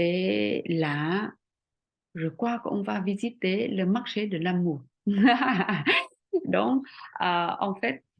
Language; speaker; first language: French; non-native, fluent; Vietnamese